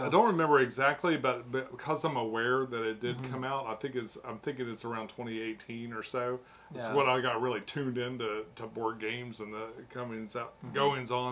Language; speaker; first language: English; native; English